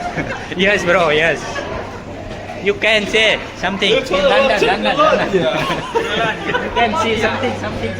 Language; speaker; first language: English; non-native, learner; Gujarati